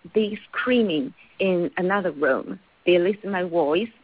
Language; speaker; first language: English; non-native, learner; Chinese